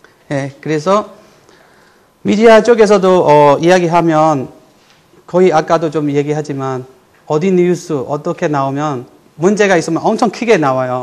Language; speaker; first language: Korean; non-native, fluent; Burmese